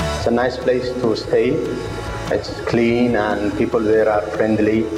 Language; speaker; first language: English; non-native, fluent; Arabic